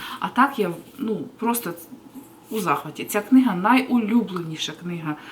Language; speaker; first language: Ukrainian; native; Ukrainian